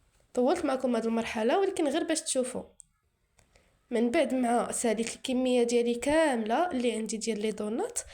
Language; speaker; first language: Arabic; native; Arabic